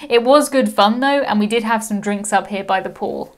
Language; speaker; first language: English; native; English